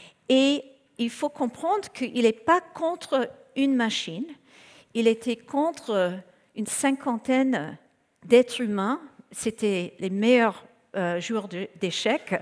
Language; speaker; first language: French; non-native, fluent; English